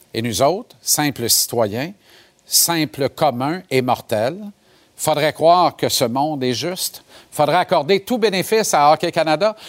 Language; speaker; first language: French; native; French